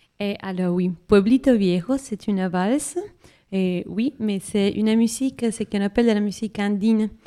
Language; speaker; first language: French; non-native, fluent; Spanish